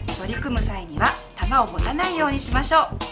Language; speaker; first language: Japanese; native; Japanese